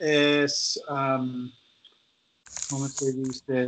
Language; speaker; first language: Spanish; non-native, learner; English